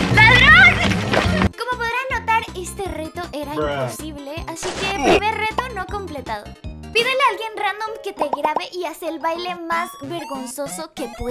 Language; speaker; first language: Spanish; native; Spanish